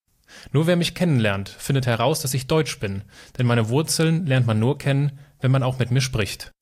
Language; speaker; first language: German; native; German